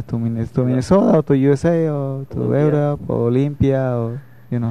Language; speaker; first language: English; non-native, learner; Spanish